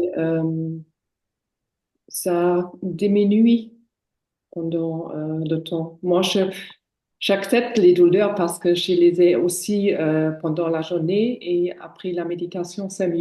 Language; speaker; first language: French; non-native, fluent; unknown